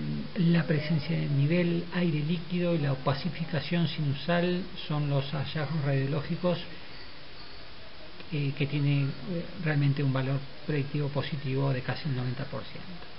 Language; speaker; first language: Spanish; native; Spanish